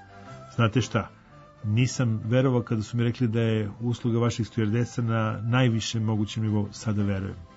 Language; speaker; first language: Croatian; native; Croatian